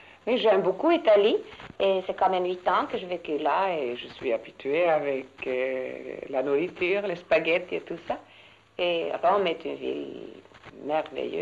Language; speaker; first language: French; non-native, learner; Swedish